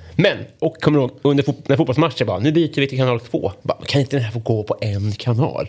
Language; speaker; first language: Swedish; native; Swedish